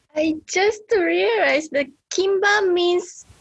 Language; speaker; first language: English; non-native, learner; Japanese